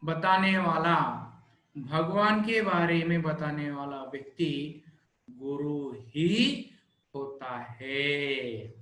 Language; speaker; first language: Hindi; non-native, local second language; Telugu